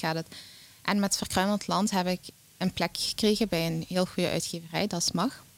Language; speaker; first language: Dutch; early bilingual, other home language; Arabic